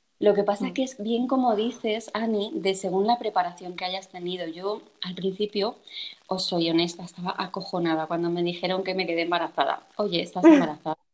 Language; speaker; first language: Spanish; native; Spanish